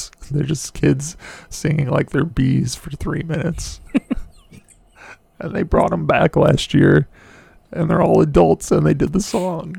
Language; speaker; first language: English; native; English